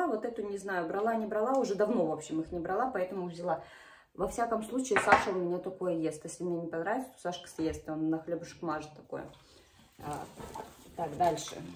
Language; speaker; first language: Russian; native; Russian